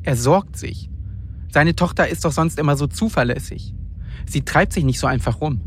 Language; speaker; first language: German; native; German